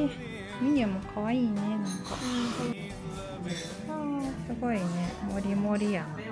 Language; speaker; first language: Japanese; native; Japanese